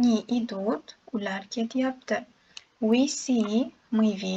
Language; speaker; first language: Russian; non-native, local second language; Uzbek